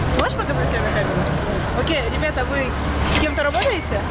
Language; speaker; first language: Russian; native; Russian